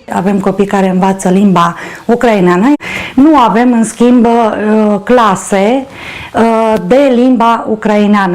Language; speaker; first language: Romanian; non-native, local second language; Ukrainian